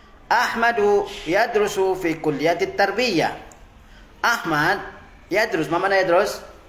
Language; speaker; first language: Arabic; non-native, fluent; Indonesian